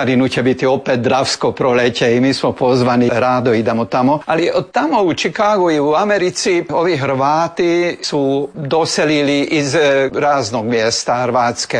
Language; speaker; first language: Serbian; early bilingual, heritage; Croatian